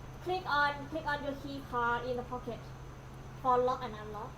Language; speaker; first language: English; non-native, learner; Thai